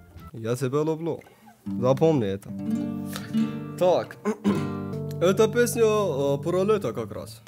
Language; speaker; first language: Russian; non-native, learner; Tajik